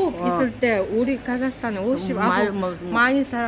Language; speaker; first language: Korean; non-native, learner; Kazakh